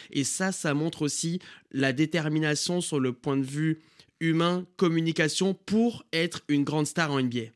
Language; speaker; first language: French; native; French